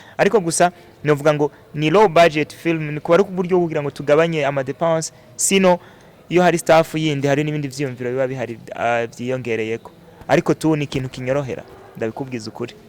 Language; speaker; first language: Rundi; native; Rundi